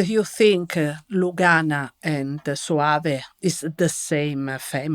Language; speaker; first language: English; non-native, learner; Italian